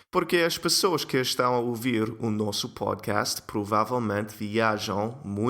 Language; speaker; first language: Portuguese; non-native, fluent; English